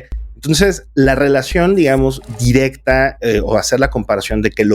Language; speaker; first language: Spanish; native; Spanish